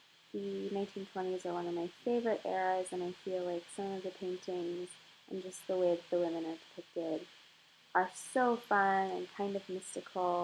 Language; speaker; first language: English; native; English